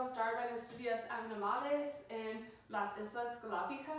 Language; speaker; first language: Spanish; non-native, learner; English